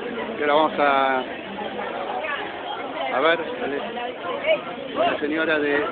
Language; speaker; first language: Spanish; native; Spanish